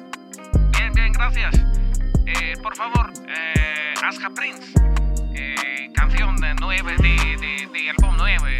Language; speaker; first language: Spanish; non-native, learner; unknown